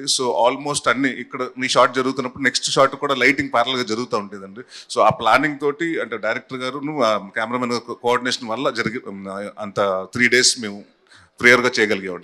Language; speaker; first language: Telugu; native; Telugu